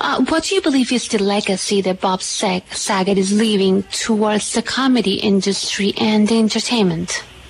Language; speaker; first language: English; non-native, fluent; Spanish